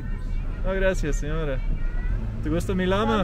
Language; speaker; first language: Spanish; non-native, learner; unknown